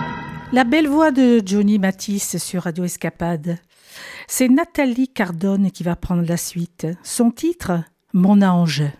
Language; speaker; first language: French; native; French